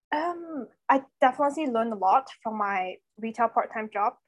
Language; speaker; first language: English; non-native, fluent; Chinese